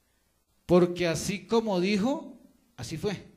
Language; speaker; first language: Spanish; native; Spanish